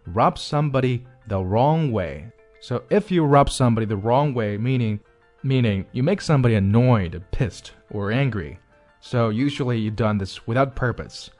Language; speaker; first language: English; non-native, fluent; Chinese